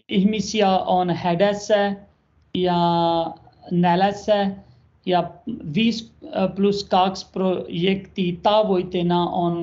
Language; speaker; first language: Finnish; non-native, learner; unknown